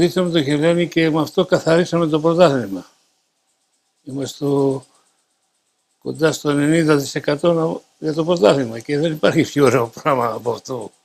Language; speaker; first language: Greek; early bilingual, heritage; Greek